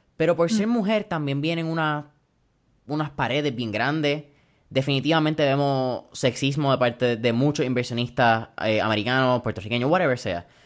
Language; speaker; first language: Spanish; early bilingual, heritage; Spanish